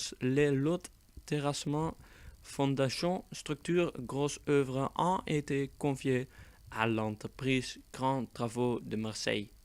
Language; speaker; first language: French; non-native, learner; Dutch